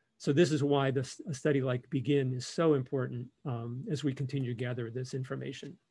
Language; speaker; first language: English; native; English